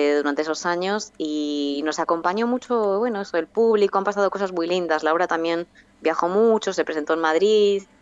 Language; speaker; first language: Spanish; native; Spanish